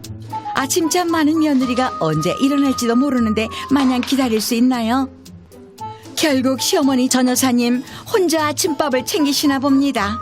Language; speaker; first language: Korean; native; Korean